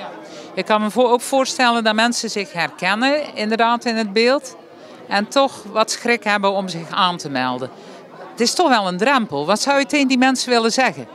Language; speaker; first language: Dutch; native; Dutch